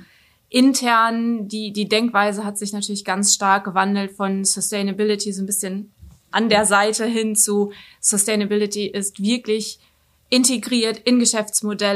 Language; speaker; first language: German; native; German